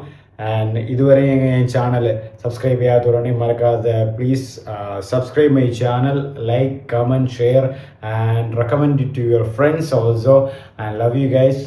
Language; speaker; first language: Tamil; non-native, local second language; Malayalam